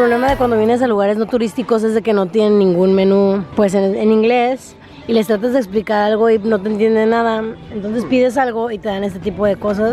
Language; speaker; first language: Spanish; native; Spanish